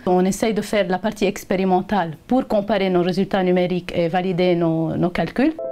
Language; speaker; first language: French; non-native, local second language; Arabic